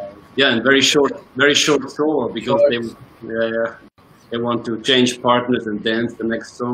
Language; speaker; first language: English; non-native, fluent; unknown